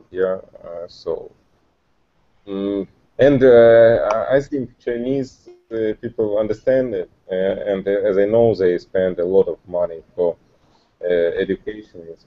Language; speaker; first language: English; non-native, learner; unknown